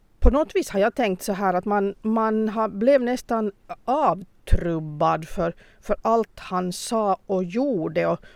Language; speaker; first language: Swedish; native; Swedish